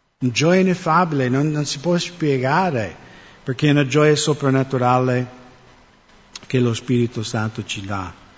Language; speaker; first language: Italian; non-native, fluent; English